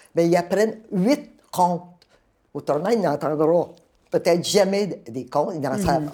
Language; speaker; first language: French; native; French